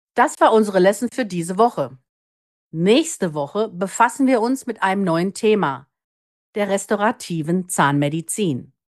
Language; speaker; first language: German; native; German